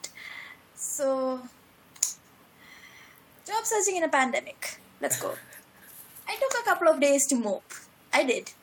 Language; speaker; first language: English; non-native, local second language; Malayalam